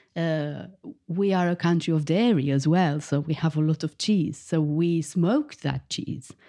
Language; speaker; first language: English; non-native, fluent; Romanian